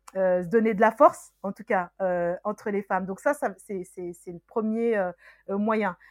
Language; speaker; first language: French; early bilingual, other home language; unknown